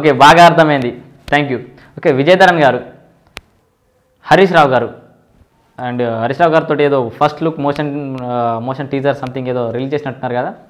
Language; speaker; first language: Telugu; native; Telugu